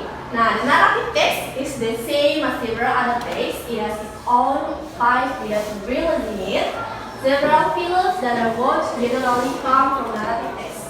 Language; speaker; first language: English; non-native, learner; Indonesian